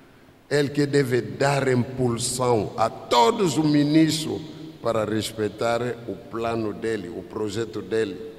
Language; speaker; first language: Portuguese; non-native, fluent; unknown